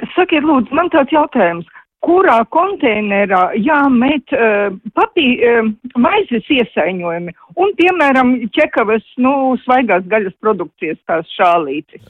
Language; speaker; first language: Latvian; native; Latvian